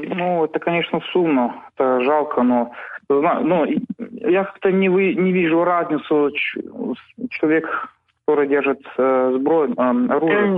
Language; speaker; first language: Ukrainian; non-native, local second language; Russian